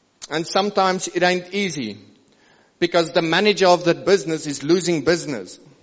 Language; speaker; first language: English; non-native, local second language; Afrikaans